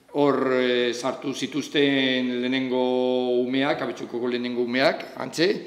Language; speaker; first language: Basque; non-native, local second language; Spanish